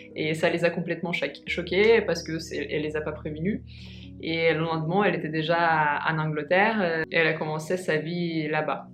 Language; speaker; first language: French; non-native, fluent; Russian